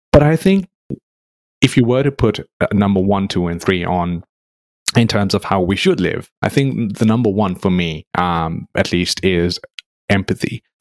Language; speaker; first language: English; non-native, local second language; Nepali